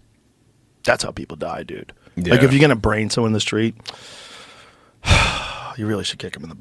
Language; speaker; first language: English; native; English